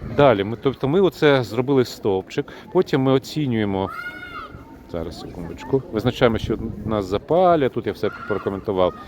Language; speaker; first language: Ukrainian; non-native, local second language; Russian